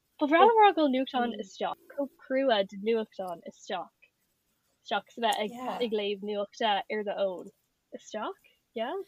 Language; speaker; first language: Irish; native; Irish